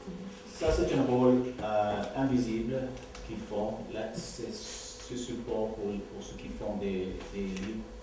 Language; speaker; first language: French; non-native, learner; English